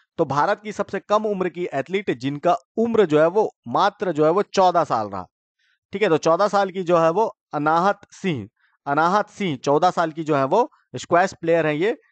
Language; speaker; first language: Hindi; native; Hindi